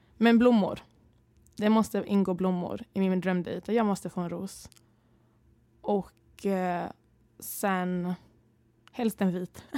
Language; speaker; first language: Swedish; early bilingual, other home language; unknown